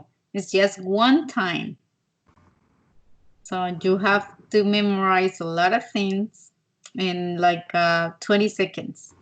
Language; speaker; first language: English; non-native, learner; Spanish